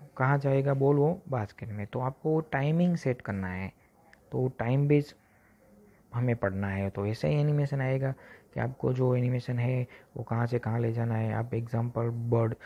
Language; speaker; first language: Hindi; non-native, local second language; Gujarati